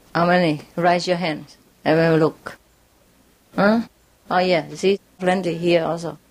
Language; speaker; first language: English; non-native, fluent; Vietnamese